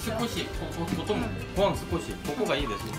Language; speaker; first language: Japanese; non-native, learner; Chinese